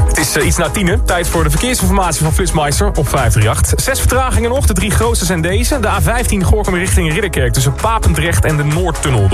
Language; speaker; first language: Dutch; native; Dutch